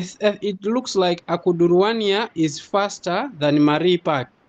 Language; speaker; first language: English; non-native, fluent; Nyanja